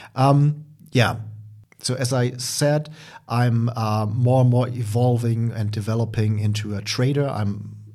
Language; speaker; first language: English; non-native, fluent; German